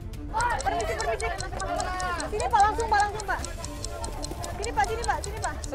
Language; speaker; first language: Indonesian; native; Indonesian